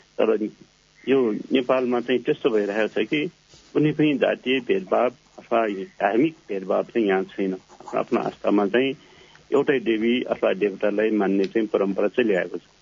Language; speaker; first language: Nepali; non-native, local second language; Newari